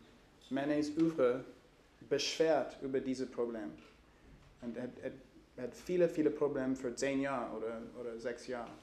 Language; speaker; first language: German; non-native, learner; English